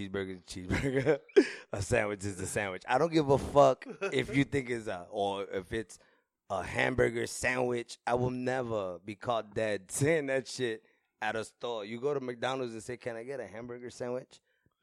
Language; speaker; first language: English; native; English